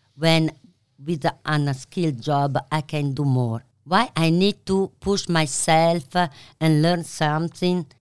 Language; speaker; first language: English; non-native, learner; Italian